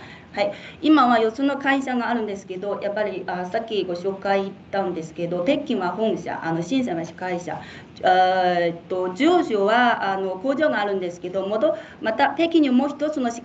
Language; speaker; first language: Japanese; non-native, fluent; Chinese